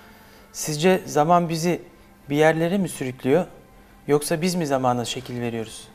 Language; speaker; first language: Turkish; native; Turkish